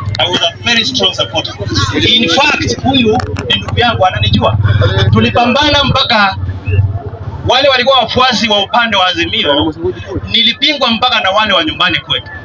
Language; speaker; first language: Swahili; non-native, local second language; Kamba